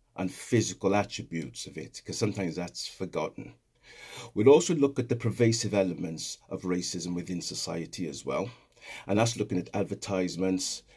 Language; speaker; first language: English; native; English